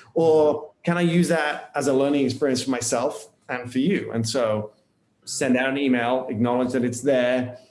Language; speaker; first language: English; native; English